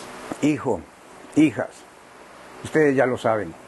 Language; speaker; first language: Spanish; native; Spanish